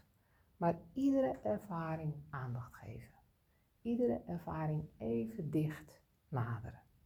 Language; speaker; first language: Dutch; native; Dutch